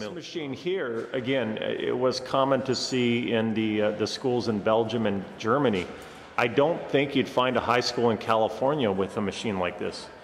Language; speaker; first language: English; native; English